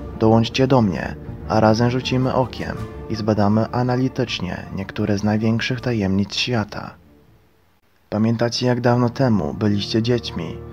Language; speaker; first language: Polish; non-native, fluent; Croatian